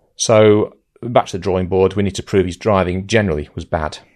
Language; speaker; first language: English; native; English